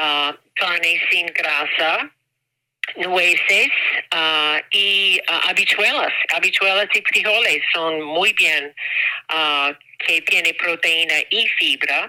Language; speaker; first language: Spanish; non-native, learner; English